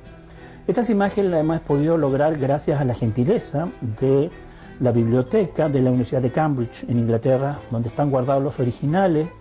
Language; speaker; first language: Spanish; native; Spanish